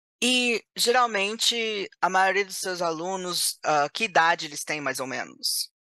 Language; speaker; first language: Portuguese; early bilingual, heritage; Portuguese